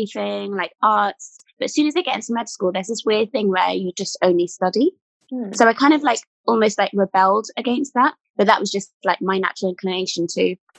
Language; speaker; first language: English; native; English